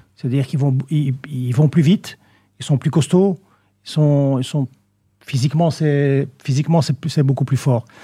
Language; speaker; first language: French; native; French